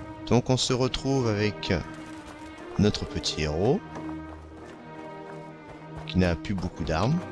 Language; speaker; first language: French; native; French